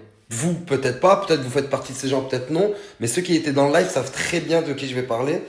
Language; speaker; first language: French; native; French